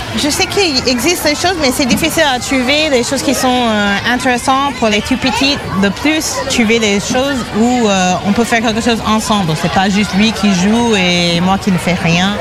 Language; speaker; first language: French; non-native, fluent; English